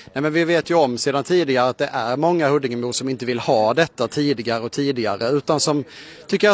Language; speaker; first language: Swedish; native; Swedish